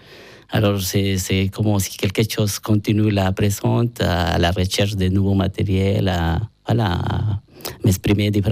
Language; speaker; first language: French; non-native, learner; Spanish